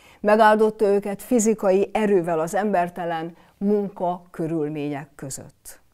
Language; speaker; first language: Hungarian; native; Hungarian